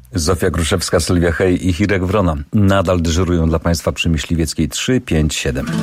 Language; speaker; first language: Polish; native; Polish